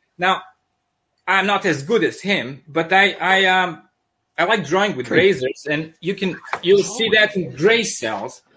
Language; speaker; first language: English; non-native, fluent; Serbian